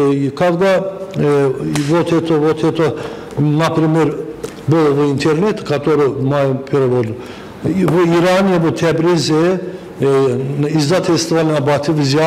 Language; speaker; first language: Russian; non-native, fluent; Azerbaijani